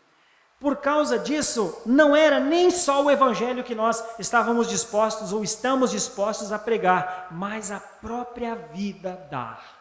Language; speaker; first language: Portuguese; native; Portuguese